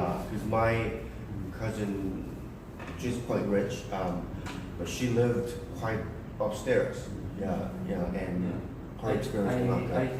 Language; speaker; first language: English; early bilingual, other home language; Korean